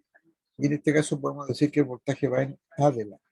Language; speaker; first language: Spanish; native; Spanish